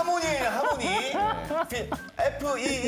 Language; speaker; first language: Korean; native; Korean